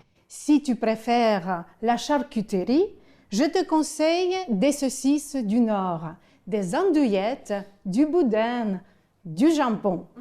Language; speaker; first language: French; non-native, fluent; Ukrainian